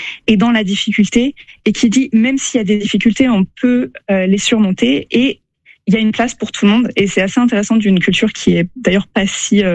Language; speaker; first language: French; native; French